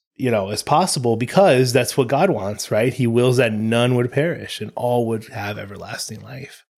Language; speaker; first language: English; native; English